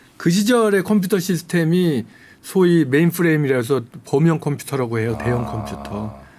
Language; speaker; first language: Korean; native; Korean